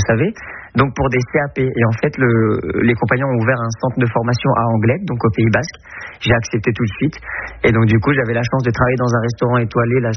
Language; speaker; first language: French; native; French